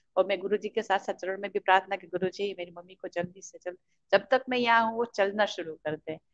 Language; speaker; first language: Hindi; native; Hindi